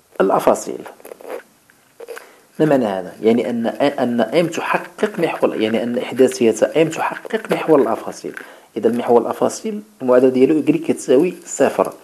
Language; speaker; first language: Arabic; native; Arabic